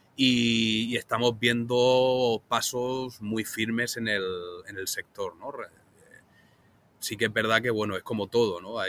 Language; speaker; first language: Spanish; native; Spanish